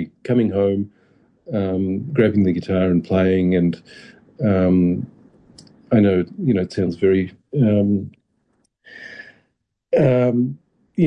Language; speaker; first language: English; early bilingual, other home language; Russian